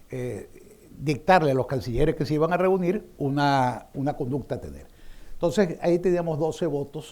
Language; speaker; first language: Spanish; native; Spanish